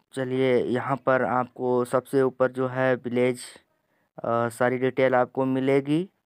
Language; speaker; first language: Hindi; native; Hindi